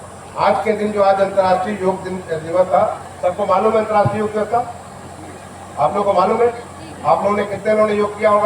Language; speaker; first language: Hindi; native; Hindi